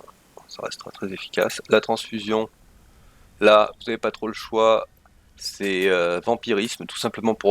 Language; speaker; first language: French; native; French